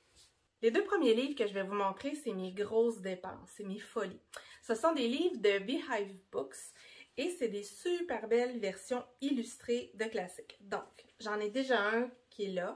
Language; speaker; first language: French; native; French